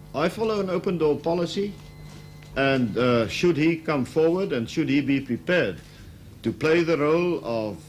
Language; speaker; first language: English; non-native, local second language; Afrikaans